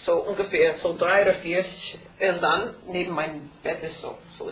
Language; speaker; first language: German; non-native, learner; English